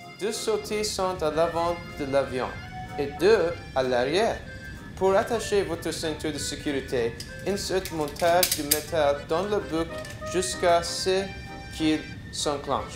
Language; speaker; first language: French; non-native, learner; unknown